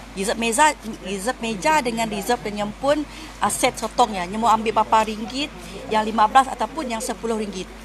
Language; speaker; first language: Malay; native; Malay